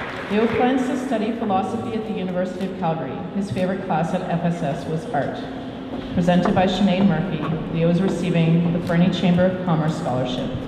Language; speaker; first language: English; native; English